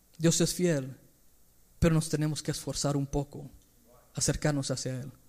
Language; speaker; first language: Spanish; early bilingual, heritage; Spanish